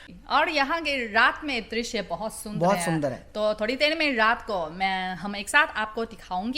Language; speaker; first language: Hindi; non-native, fluent; Chinese